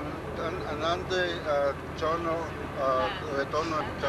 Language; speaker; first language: Italian; non-native, learner; German